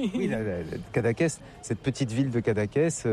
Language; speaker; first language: French; native; French